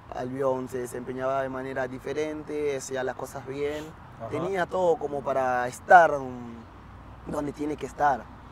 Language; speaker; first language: Spanish; non-native, fluent; French